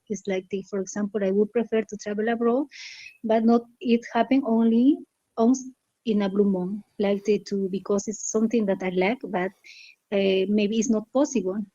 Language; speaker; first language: English; non-native, learner; Spanish